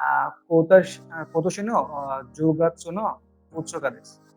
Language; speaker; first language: Japanese; non-native, learner; Bangla